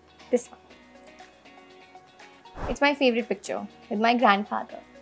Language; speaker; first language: English; non-native, local second language; Hindi